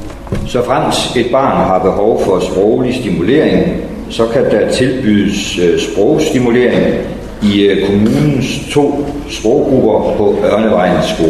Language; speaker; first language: Danish; native; Danish